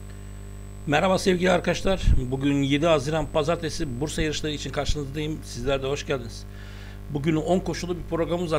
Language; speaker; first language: Turkish; native; Turkish